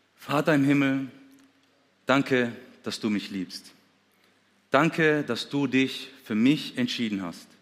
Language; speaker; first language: German; early bilingual, other home language; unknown